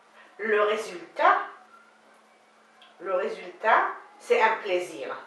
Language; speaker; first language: French; non-native, learner; Hebrew